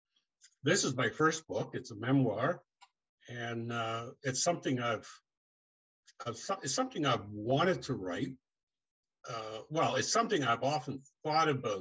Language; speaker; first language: English; native; English